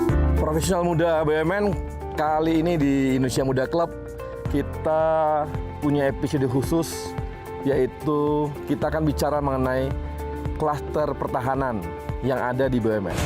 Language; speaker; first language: Indonesian; native; Indonesian